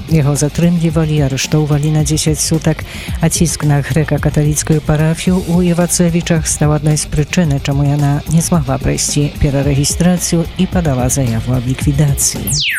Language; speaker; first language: Belarusian; native; Belarusian